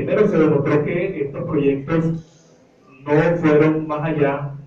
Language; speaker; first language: Spanish; native; Spanish